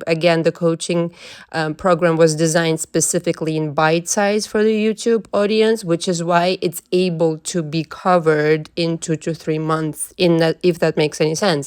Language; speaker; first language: English; non-native, fluent; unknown